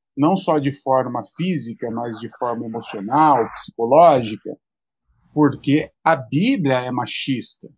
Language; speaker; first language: Portuguese; native; Portuguese